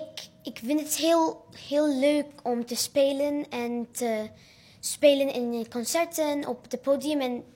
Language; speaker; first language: Dutch; non-native, learner; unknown